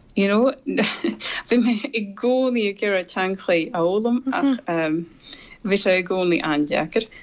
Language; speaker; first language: Irish; non-native, fluent; English